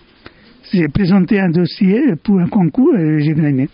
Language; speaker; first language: French; non-native, fluent; Bangla